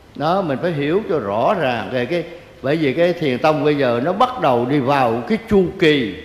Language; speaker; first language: Vietnamese; native; Vietnamese